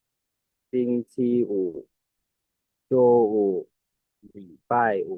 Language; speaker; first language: Chinese; non-native, learner; Lao